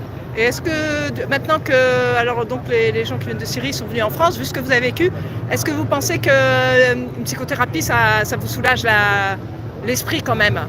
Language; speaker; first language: French; native; French